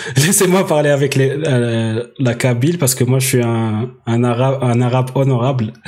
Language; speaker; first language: French; non-native, local second language; Arabic